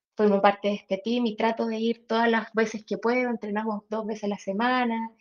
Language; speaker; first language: Spanish; native; Spanish